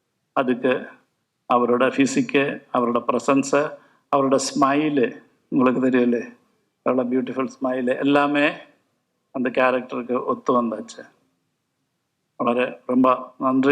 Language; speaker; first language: Tamil; non-native, local second language; Malayalam